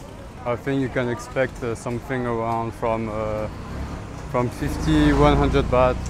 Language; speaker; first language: English; non-native, fluent; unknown